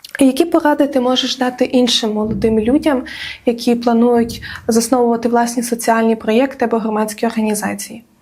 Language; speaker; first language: Ukrainian; native; Ukrainian